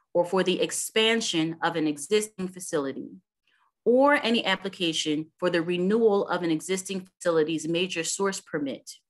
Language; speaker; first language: English; native; English